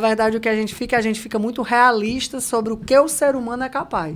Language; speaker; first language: Portuguese; native; Portuguese